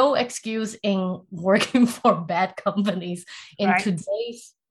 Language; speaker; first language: English; early bilingual, other home language; Chinese